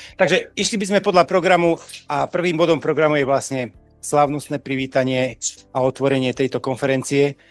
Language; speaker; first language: Slovak; native; Slovak